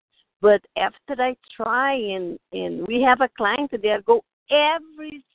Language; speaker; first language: English; non-native, learner; Portuguese